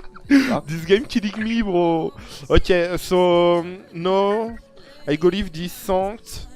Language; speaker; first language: English; non-native, learner; French